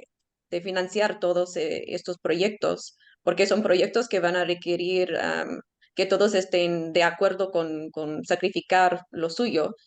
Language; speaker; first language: Spanish; early bilingual, heritage; Spanish